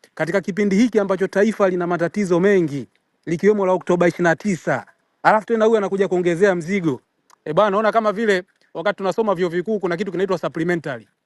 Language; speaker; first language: Swahili; native; Swahili